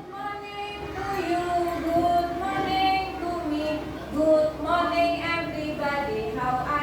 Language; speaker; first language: English; non-native, learner; Indonesian